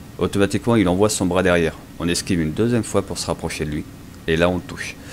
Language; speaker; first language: French; native; French